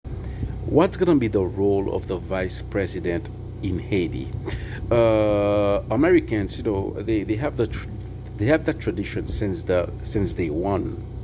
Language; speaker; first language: English; non-native, local second language; Haitian Creole